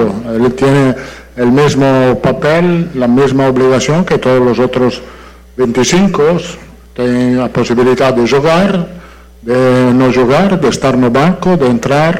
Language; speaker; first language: Portuguese; non-native, fluent; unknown